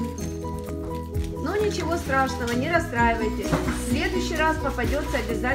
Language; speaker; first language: Russian; native; Russian